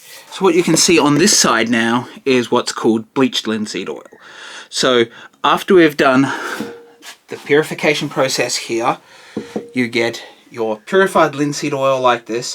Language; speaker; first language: English; native; English